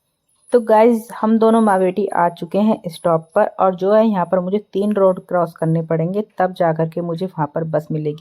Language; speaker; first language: Hindi; native; Hindi